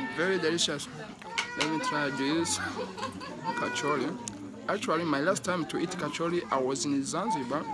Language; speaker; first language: English; non-native, local second language; Rundi